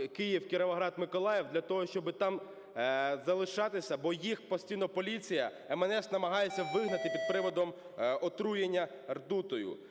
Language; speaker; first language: Ukrainian; native; Ukrainian